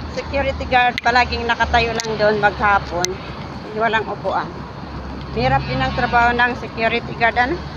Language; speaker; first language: Filipino; non-native, local second language; Iloko